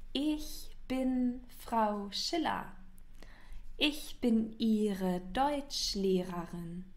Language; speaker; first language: German; non-native, fluent; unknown